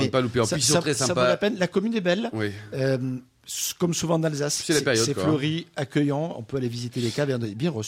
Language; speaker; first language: French; native; French